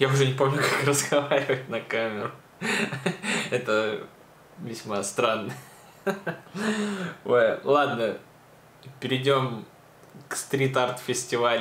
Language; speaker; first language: Russian; native; Russian